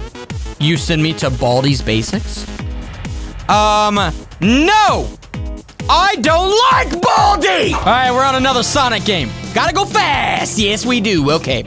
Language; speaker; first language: English; native; English